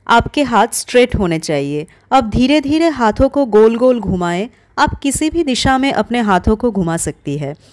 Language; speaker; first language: Hindi; native; Hindi